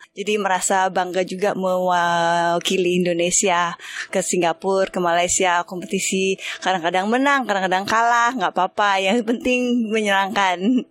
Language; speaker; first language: Indonesian; native; Indonesian